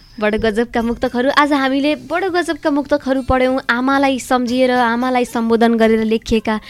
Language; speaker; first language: Nepali; native; Nepali